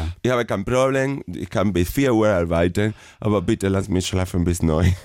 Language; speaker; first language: German; non-native, fluent; Spanish